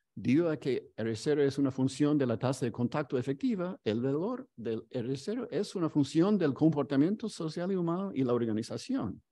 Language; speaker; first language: Spanish; non-native, fluent; English